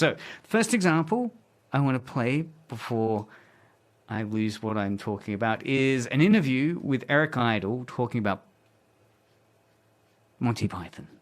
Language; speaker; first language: English; native; English